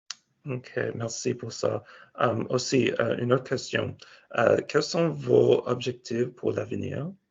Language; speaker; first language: French; non-native, fluent; English